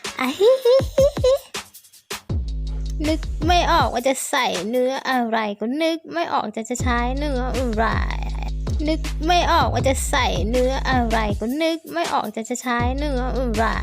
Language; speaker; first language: Thai; native; Thai